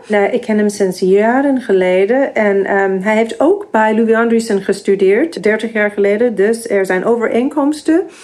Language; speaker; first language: Dutch; non-native, fluent; English